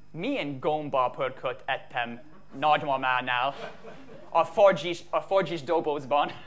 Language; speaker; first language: Hungarian; non-native, fluent; English